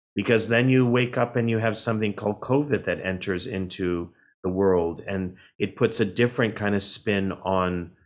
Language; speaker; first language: English; native; English